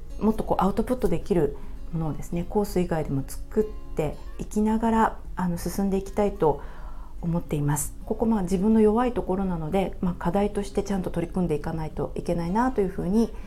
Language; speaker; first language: Japanese; native; Japanese